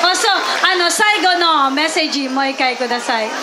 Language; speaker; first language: Japanese; non-native, learner; Filipino